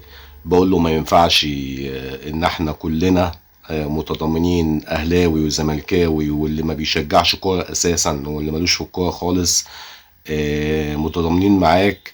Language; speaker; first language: Arabic; native; Arabic